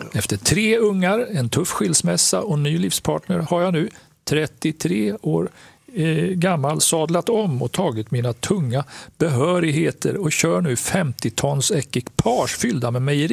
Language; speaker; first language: Swedish; native; Swedish